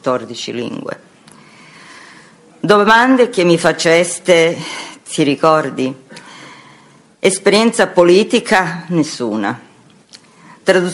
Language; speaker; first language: Italian; non-native, fluent; Croatian